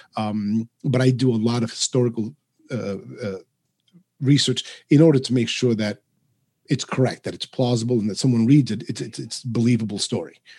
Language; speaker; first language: English; early bilingual, other home language; Spanish